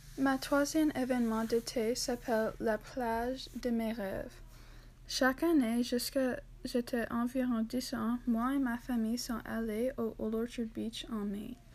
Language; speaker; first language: French; non-native, learner; English